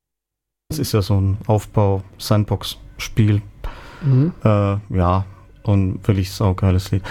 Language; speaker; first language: German; native; German